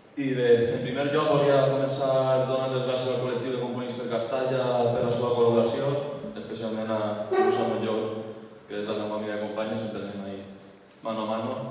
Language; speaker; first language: Spanish; non-native, local second language; Catalan